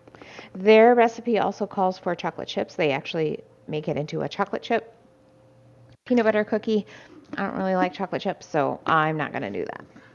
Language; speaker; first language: English; native; English